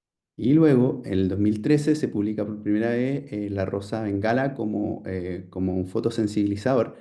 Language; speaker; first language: Spanish; native; Spanish